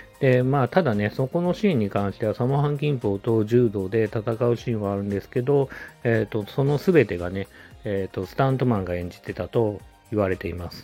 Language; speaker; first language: Japanese; native; Japanese